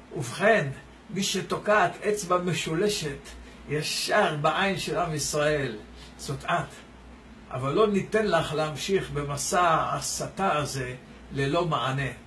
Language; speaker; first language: Hebrew; native; Hebrew